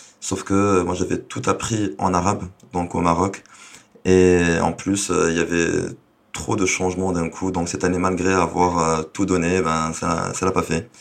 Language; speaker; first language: French; non-native, local second language; Arabic